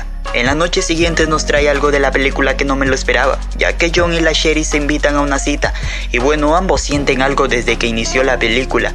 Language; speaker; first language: Spanish; native; Spanish